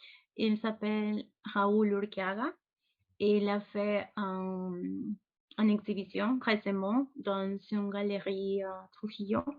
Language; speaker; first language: French; non-native, fluent; Spanish